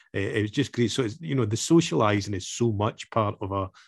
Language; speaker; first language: English; native; English